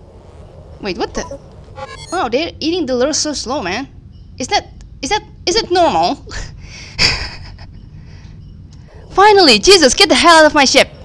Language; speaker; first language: English; non-native, fluent; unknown